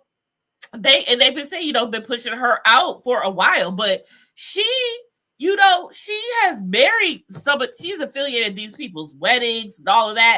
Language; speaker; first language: English; native; English